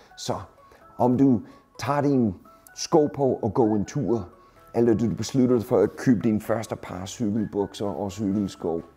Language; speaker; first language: Danish; non-native, fluent; English